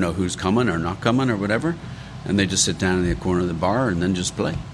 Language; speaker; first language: English; native; English